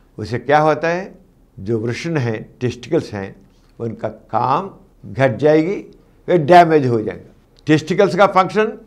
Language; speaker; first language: Hindi; non-native, local second language; Telugu